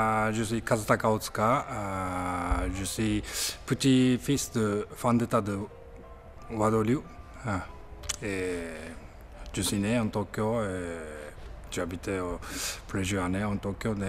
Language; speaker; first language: French; non-native, learner; Japanese